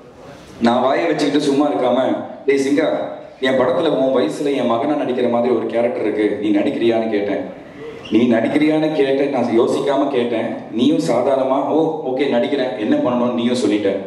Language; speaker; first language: Tamil; native; Tamil